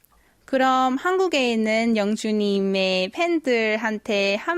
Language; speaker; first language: Korean; non-native, fluent; Vietnamese